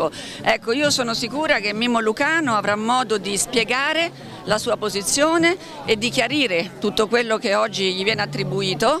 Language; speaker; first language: Italian; native; Italian